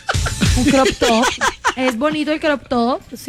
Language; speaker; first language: Spanish; native; Spanish